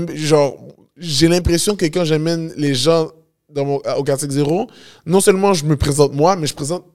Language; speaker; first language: French; native; French